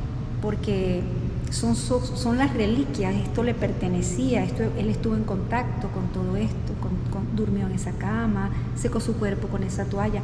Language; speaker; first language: Spanish; native; Spanish